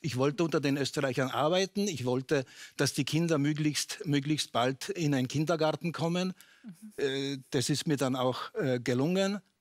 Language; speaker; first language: German; non-native, fluent; Polish